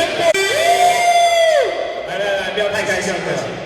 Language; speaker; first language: Chinese; native; Chinese